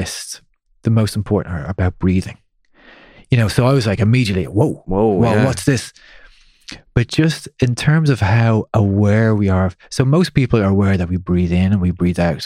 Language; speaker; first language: English; native; English